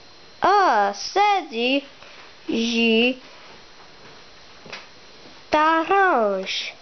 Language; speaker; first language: French; non-native, learner; English